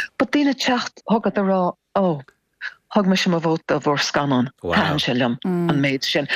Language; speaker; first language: Irish; non-native, local second language; English